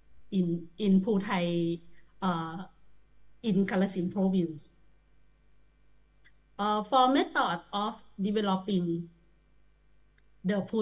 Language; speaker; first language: English; non-native, learner; Thai